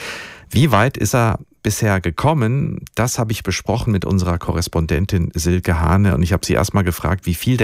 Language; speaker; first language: German; native; German